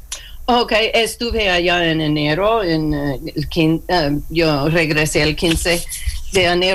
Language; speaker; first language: Spanish; non-native, learner; English